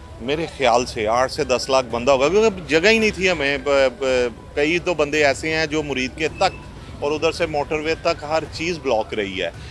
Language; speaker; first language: Urdu; non-native, local second language; Punjabi